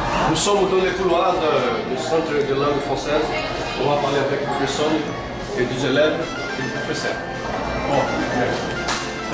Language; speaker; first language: French; non-native, learner; Portuguese